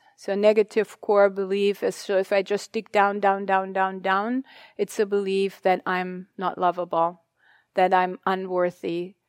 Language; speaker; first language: English; non-native, fluent; German